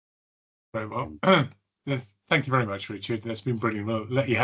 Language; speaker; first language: English; native; English